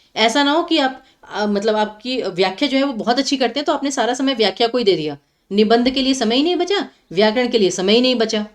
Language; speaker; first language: Hindi; native; Hindi